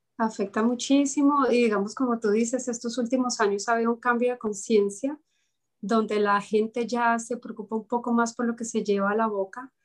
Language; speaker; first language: Spanish; native; Spanish